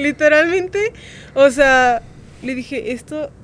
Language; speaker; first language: Spanish; native; Spanish